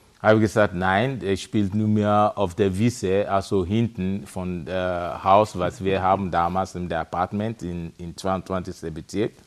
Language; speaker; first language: German; non-native, fluent; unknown